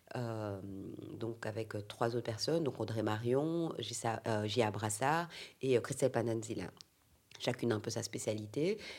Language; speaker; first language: French; native; French